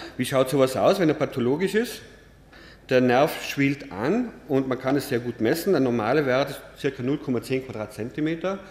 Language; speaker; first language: German; native; German